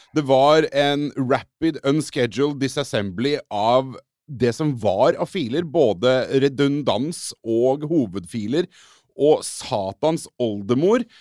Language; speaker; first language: Norwegian; native; Norwegian